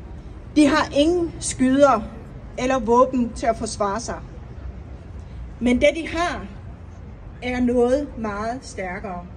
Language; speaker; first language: Danish; non-native, fluent; Persian